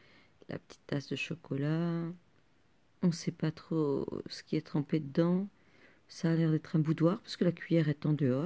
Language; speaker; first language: French; native; French